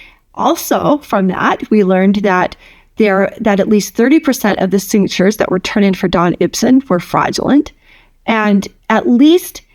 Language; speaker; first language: English; native; English